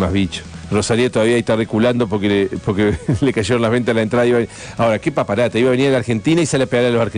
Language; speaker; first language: Spanish; native; Spanish